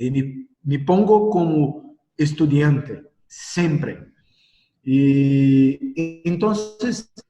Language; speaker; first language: Spanish; non-native, learner; Portuguese